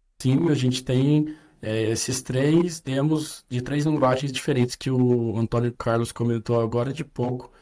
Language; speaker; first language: Portuguese; native; Portuguese